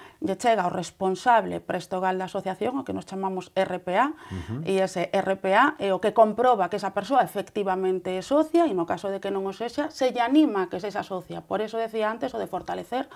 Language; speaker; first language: Galician; native; Galician